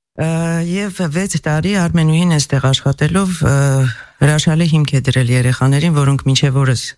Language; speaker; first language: Armenian; native; Armenian